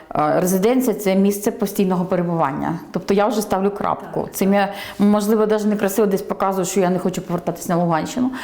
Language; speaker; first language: Ukrainian; native; Ukrainian